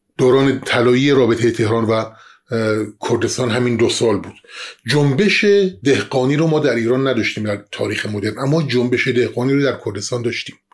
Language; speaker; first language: Persian; non-native, local second language; Kurdish